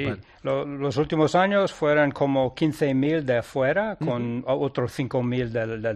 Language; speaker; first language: Spanish; non-native, fluent; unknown